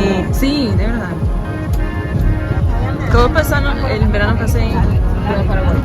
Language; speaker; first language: Spanish; non-native, learner; English